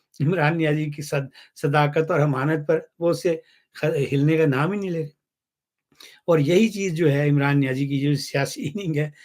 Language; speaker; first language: Urdu; non-native, local second language; Punjabi